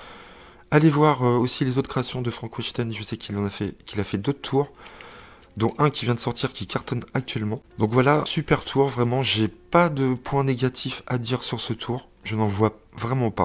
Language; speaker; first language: French; native; French